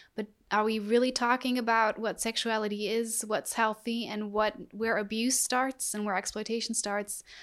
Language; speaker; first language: English; non-native, fluent; German